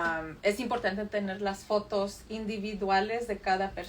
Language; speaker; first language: Spanish; early bilingual, heritage; Spanish